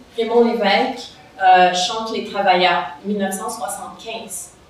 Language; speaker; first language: French; native; French